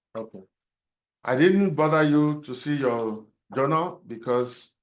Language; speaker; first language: English; non-native, local second language; Yoruba